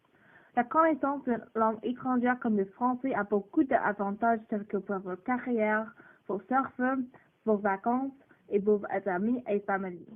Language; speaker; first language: French; non-native, learner; English